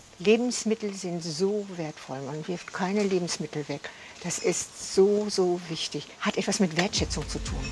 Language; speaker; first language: German; native; German